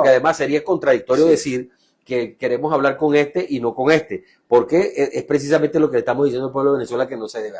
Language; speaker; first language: Spanish; native; Spanish